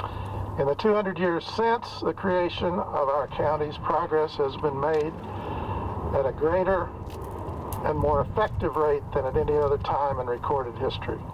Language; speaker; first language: English; native; English